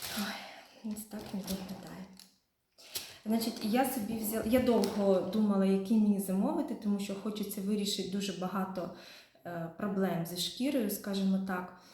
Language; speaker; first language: Ukrainian; non-native, local second language; Russian